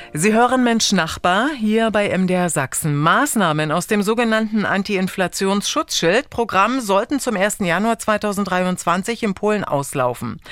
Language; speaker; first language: German; native; German